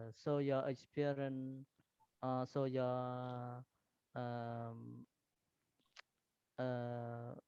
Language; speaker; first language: English; non-native, learner; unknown